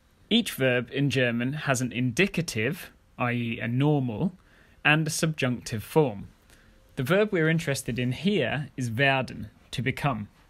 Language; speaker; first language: English; native; English